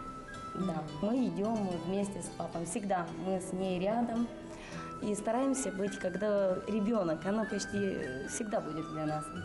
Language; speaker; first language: Russian; non-native, local second language; Romanian